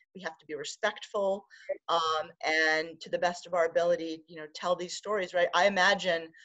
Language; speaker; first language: English; native; English